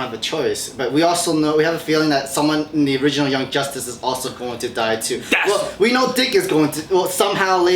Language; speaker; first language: English; native; English